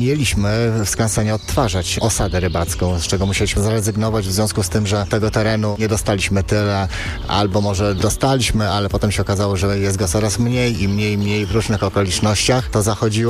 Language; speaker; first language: Polish; native; Polish